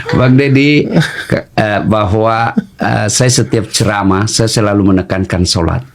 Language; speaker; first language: Indonesian; non-native, local second language; Buginese